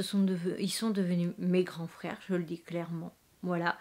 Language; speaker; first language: French; native; French